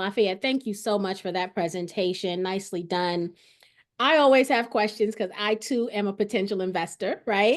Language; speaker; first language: English; native; English